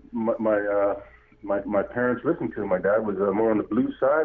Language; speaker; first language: English; native; English